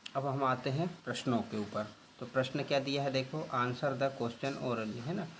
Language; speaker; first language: Hindi; native; Hindi